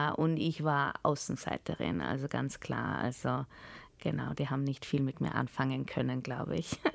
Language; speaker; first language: German; early bilingual, heritage; German